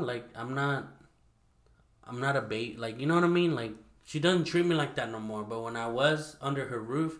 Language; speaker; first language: English; early bilingual, other home language; Spanish